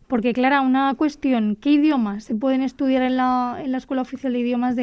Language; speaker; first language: Spanish; native; Spanish